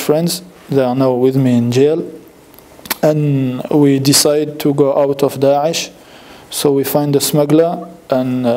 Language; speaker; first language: English; non-native, learner; French